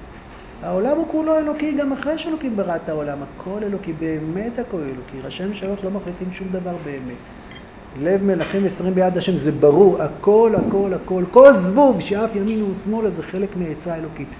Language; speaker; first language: Hebrew; native; Hebrew